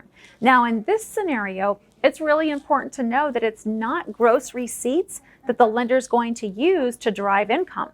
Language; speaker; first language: English; native; English